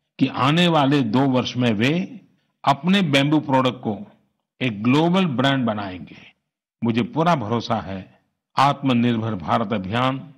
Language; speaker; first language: Hindi; non-native, local second language; Gujarati